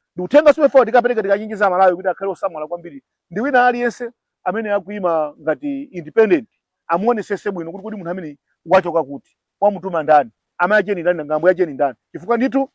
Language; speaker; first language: Nyanja; native; Nyanja